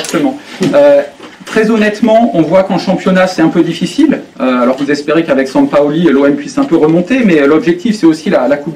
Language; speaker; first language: French; native; French